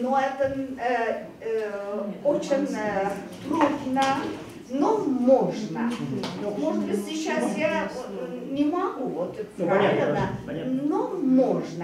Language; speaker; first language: Russian; non-native, learner; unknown